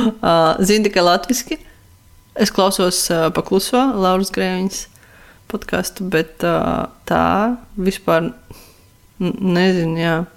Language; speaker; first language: Latvian; non-native, local second language; Russian